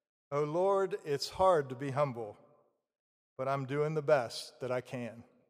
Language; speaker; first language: English; native; English